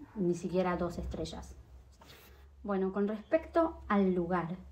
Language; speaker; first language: Spanish; native; Spanish